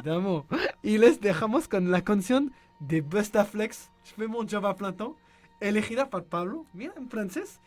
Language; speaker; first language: Spanish; non-native, learner; French